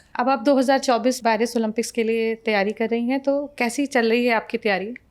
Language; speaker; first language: Hindi; native; Hindi